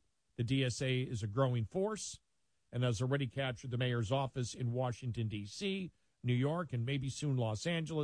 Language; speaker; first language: English; native; English